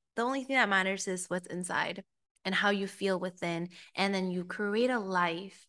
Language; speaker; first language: English; early bilingual, other home language; Spanish